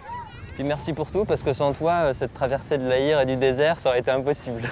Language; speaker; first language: French; native; French